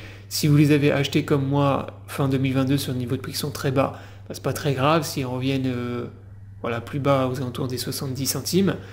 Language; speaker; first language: French; native; French